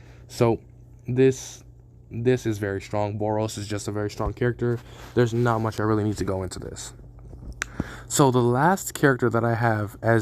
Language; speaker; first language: English; native; English